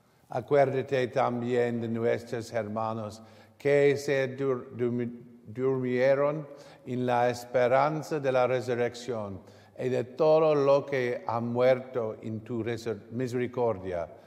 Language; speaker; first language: Spanish; non-native, learner; English